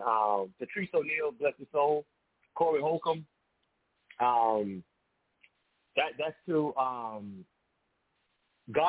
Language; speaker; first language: English; native; English